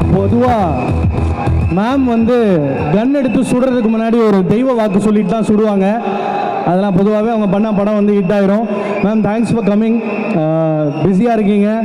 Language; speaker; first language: Tamil; native; Tamil